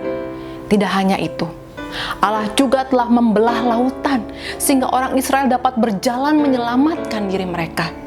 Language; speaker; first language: Indonesian; native; Indonesian